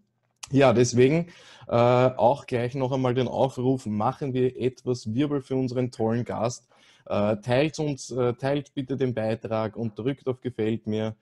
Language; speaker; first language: German; native; German